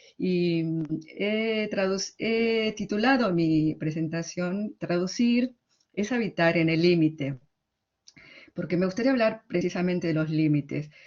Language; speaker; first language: Spanish; early bilingual, other home language; Korean